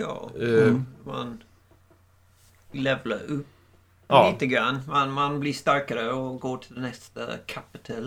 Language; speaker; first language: Swedish; non-native, learner; English